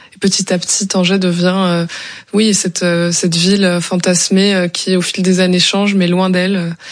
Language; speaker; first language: French; non-native, local second language; Arabic